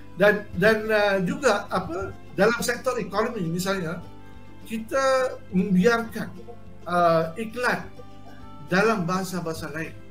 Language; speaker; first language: Malay; native; Malay